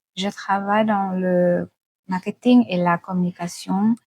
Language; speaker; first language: French; non-native, fluent; Vietnamese